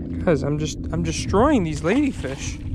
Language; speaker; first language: English; native; English